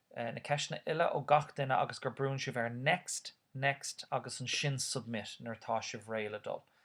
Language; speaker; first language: Irish; non-native, local second language; English